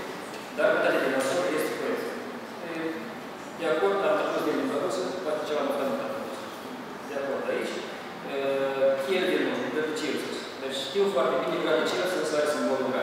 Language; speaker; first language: Romanian; native; Romanian